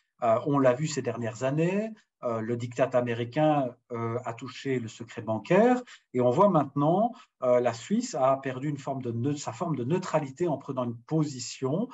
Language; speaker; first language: French; native; French